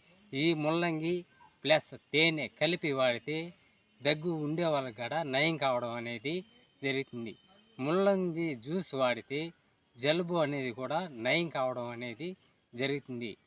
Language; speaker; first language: Telugu; native; Telugu